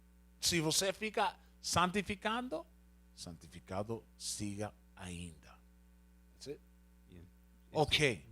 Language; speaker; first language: Portuguese; non-native, learner; Spanish